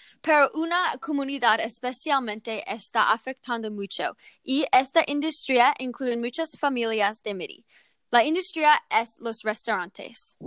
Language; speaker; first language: Spanish; non-native, learner; English